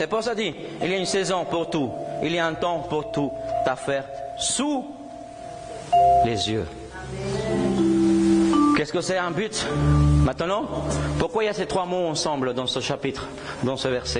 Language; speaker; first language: French; non-native, fluent; Spanish